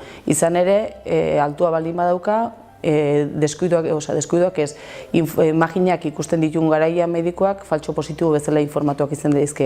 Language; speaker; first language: Basque; native; Basque